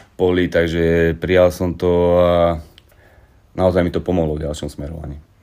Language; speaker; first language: Slovak; native; Slovak